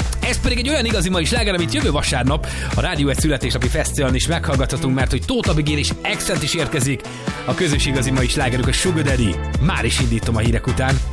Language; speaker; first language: Hungarian; native; Hungarian